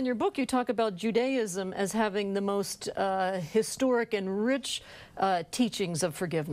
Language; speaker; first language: English; native; English